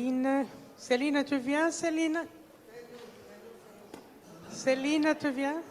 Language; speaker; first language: French; non-native, fluent; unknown